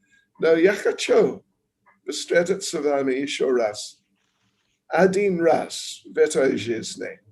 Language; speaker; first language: Russian; non-native, learner; English